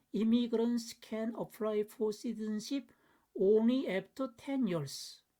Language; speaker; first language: English; non-native, fluent; Korean